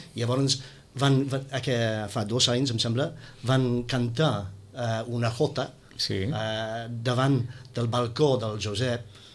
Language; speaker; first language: Catalan; non-native, fluent; English